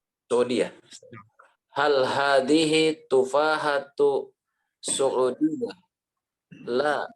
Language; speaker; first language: Arabic; non-native, learner; Indonesian